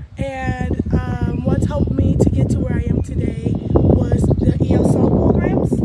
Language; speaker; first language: English; early bilingual, other home language; Lingala